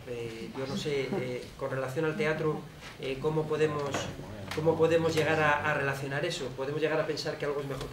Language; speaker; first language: Spanish; native; Spanish